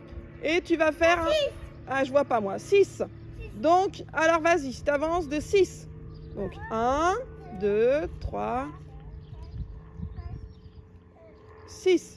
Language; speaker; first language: French; native; French